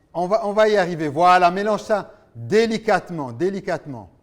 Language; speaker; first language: French; native; French